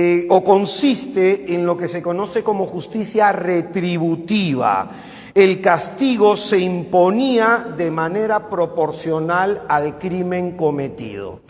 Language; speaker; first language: Spanish; native; Spanish